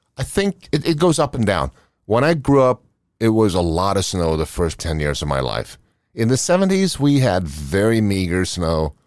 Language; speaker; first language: English; non-native, fluent; Norwegian